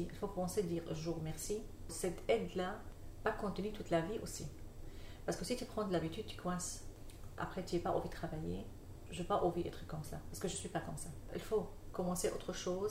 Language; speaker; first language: French; non-native, learner; Arabic